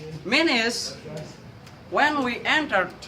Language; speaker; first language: English; non-native, learner; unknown